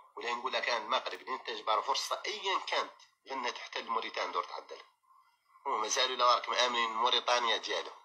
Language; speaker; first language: Arabic; native; Arabic